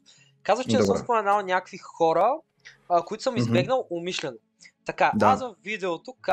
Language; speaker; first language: Bulgarian; native; Bulgarian